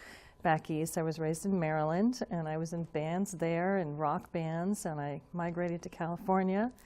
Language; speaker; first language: English; native; English